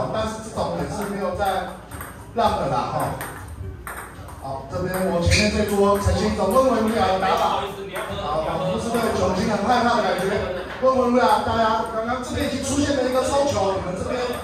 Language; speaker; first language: Chinese; native; Chinese